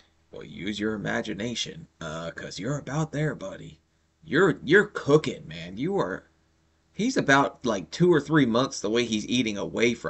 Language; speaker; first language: English; native; English